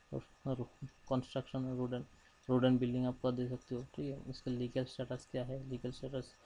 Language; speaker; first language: Hindi; non-native, local second language; Bangla